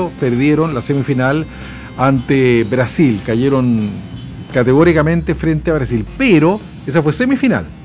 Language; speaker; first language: Spanish; native; Spanish